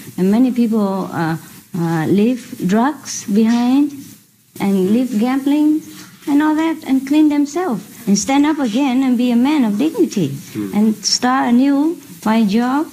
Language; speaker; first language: English; non-native, fluent; Vietnamese